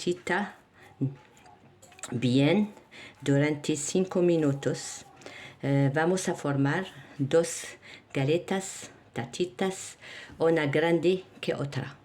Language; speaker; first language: Spanish; non-native, learner; Arabic